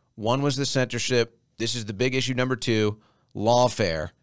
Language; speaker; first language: English; native; English